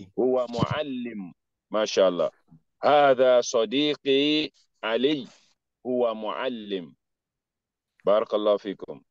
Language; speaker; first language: Arabic; non-native, learner; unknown